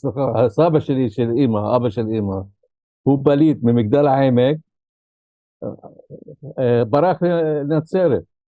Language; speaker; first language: Hebrew; non-native, local second language; Arabic